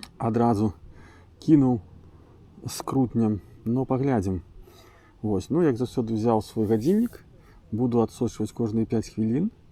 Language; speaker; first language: Belarusian; non-native, local second language; Russian